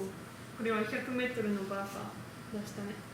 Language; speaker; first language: Japanese; non-native, learner; French